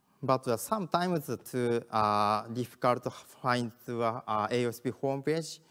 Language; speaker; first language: English; non-native, learner; Japanese